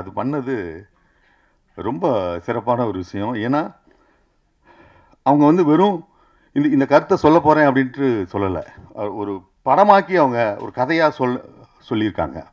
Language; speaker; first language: Tamil; native; Tamil